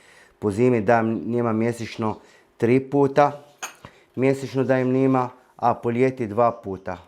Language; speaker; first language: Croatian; non-native, fluent; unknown